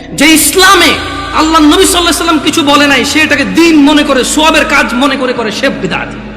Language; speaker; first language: Bangla; early bilingual, heritage; Bangla